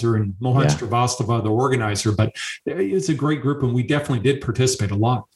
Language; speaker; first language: English; native; English